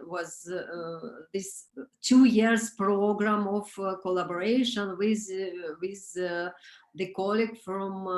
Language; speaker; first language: English; non-native, learner; Romanian